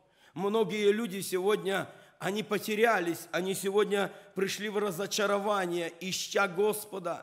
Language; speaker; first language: Russian; non-native, local second language; Ukrainian